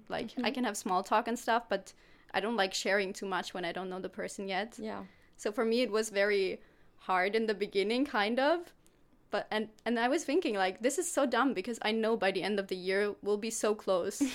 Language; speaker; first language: English; non-native, fluent; German